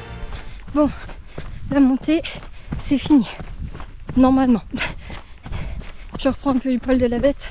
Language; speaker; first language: French; native; French